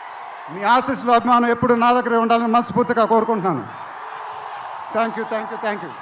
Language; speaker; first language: Telugu; native; Telugu